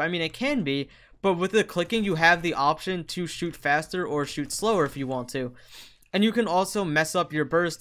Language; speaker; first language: English; native; English